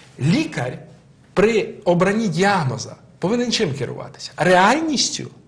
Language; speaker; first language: Ukrainian; native; Ukrainian